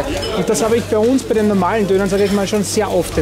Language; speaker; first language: German; native; German